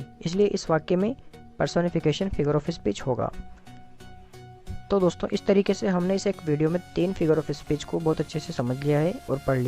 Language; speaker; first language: Hindi; native; Hindi